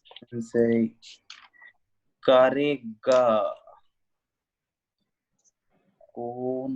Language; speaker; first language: Japanese; non-native, learner; Hindi